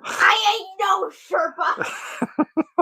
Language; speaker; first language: English; native; English